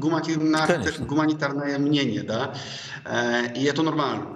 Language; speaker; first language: Russian; non-native, fluent; Polish